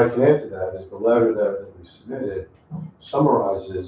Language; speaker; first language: English; native; English